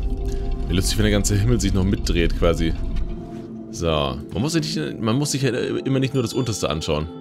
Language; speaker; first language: German; native; German